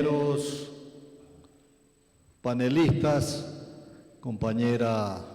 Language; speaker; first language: Spanish; native; Spanish